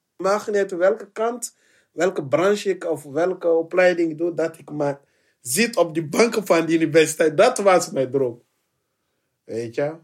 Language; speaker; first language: Dutch; non-native, learner; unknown